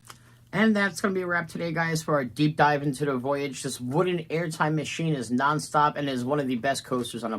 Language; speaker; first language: English; native; English